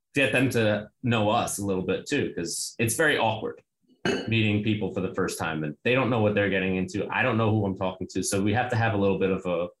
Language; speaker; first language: English; native; English